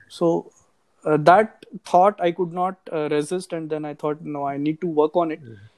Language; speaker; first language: English; non-native, local second language; Hindi